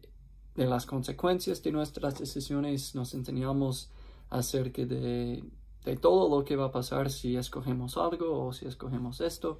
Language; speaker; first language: Spanish; non-native, fluent; English